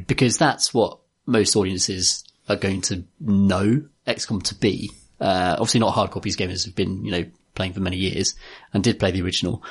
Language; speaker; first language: English; native; English